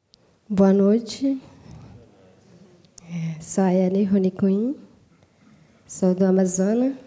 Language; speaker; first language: Portuguese; non-native, local second language; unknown